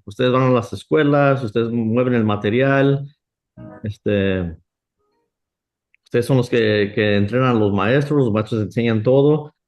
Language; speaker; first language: Spanish; early bilingual, heritage; Spanish